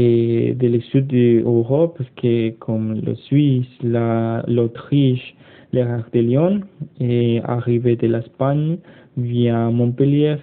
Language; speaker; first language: French; non-native, learner; Spanish